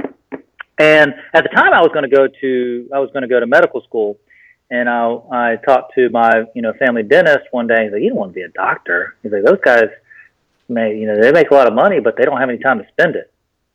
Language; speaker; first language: English; native; English